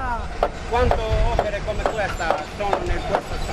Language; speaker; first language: Italian; non-native, learner; Albanian